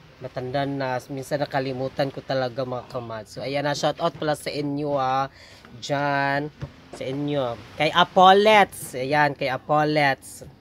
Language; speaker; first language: Filipino; non-native, local second language; Cebuano